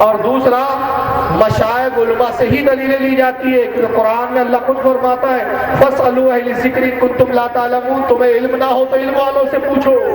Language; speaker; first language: Urdu; native; Urdu